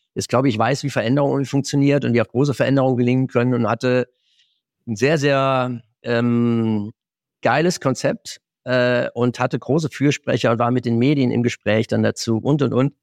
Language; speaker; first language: German; native; German